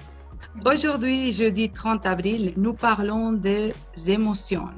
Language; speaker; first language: French; non-native, fluent; Spanish